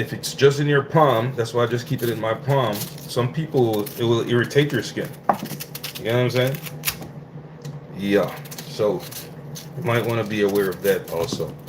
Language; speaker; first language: English; native; English